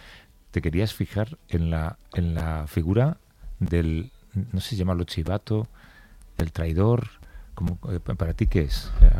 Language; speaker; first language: Spanish; native; Spanish